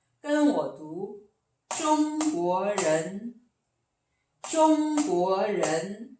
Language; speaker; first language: Chinese; non-native, fluent; Korean